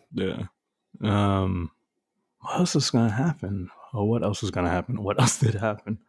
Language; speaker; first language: English; early bilingual, other home language; Spanish